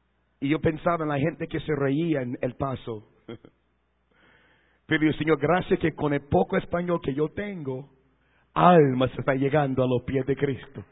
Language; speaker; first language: Spanish; non-native, fluent; English